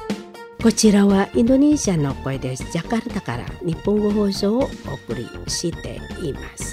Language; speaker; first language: Japanese; non-native, fluent; Indonesian